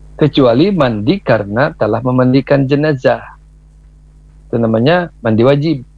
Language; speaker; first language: Indonesian; non-native, local second language; Sundanese